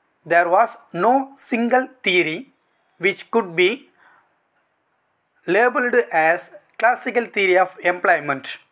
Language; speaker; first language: English; non-native, local second language; Tamil